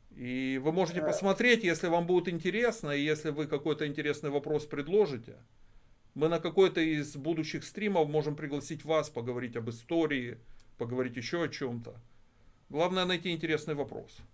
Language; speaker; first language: Russian; native; Russian